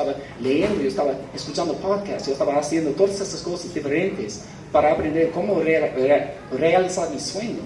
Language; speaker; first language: Spanish; non-native, fluent; English